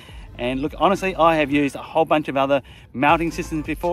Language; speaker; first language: English; native; English